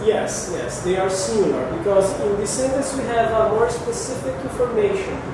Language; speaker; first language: English; non-native, fluent; Portuguese